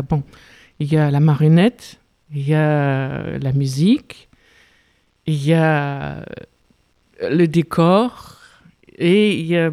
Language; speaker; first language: French; non-native, fluent; German